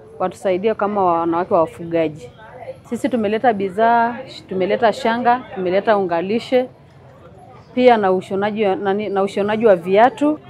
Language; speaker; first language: Swahili; non-native, local second language; Masai